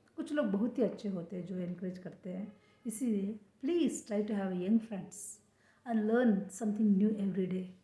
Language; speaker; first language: Hindi; non-native, local second language; Kannada